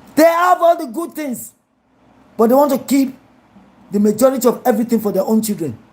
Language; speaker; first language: English; non-native, local second language; Yoruba